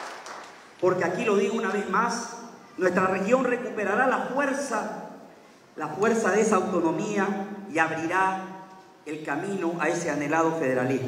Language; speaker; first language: Spanish; native; Spanish